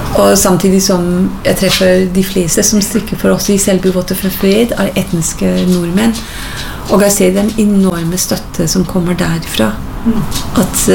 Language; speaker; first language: Norwegian; non-native, fluent; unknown